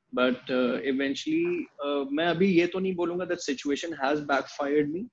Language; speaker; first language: Hindi; native; Hindi